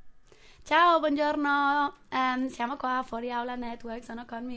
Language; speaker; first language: Italian; non-native, fluent; English